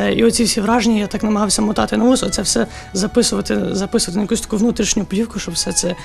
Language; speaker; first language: Ukrainian; native; Ukrainian